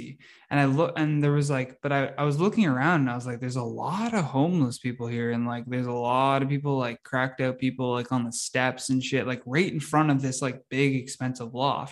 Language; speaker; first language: English; native; English